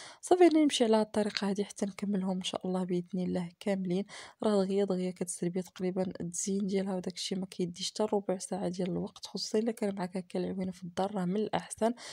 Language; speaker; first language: Arabic; native; Arabic